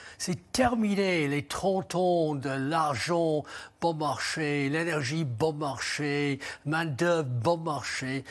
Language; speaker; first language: French; non-native, fluent; English